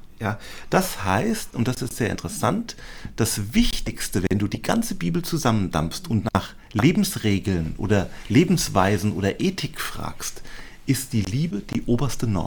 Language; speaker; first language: German; native; German